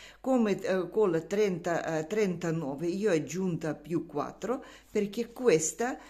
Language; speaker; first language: Italian; non-native, learner; Russian